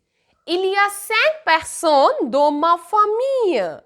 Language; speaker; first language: French; non-native, fluent; Hindi